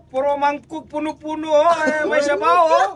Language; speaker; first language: Filipino; non-native, learner; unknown